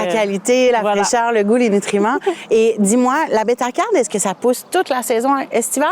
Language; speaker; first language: French; native; French